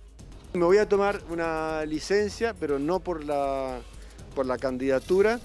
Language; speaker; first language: Spanish; native; Spanish